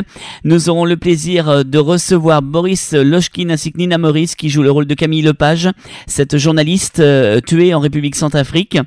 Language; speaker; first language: French; native; French